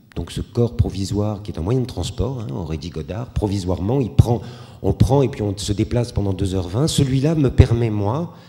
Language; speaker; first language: French; native; French